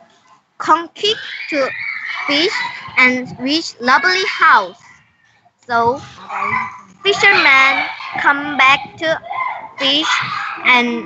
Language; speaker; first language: English; non-native, learner; Korean